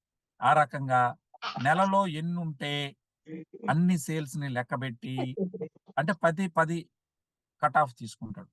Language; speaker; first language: Telugu; native; Telugu